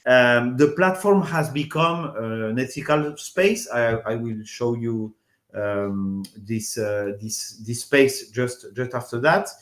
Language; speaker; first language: English; non-native, fluent; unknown